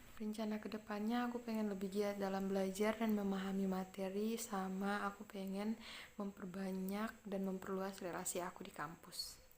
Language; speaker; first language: Indonesian; native; Indonesian